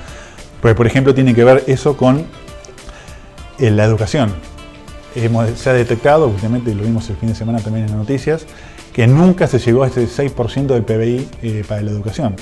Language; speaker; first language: Spanish; native; Spanish